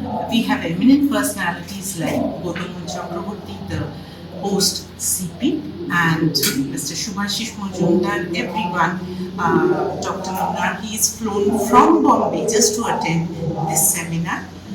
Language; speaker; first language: English; non-native, local second language; Bangla